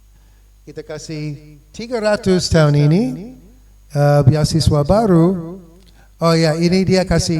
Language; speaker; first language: Indonesian; non-native, fluent; English